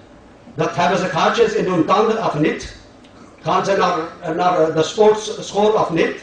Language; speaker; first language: Dutch; non-native, fluent; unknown